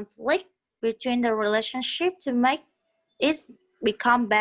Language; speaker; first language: English; non-native, learner; Vietnamese